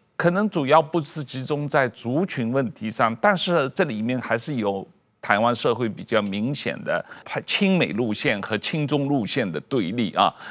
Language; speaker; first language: Chinese; native; Chinese